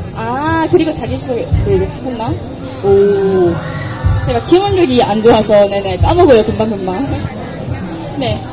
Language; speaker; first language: Korean; non-native, fluent; Japanese